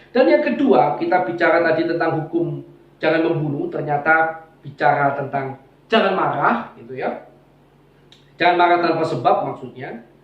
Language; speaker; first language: Indonesian; non-native, local second language; Javanese